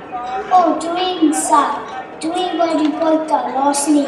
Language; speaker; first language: Welsh; non-native, learner; English